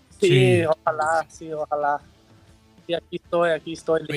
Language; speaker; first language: Spanish; early bilingual, heritage; Spanish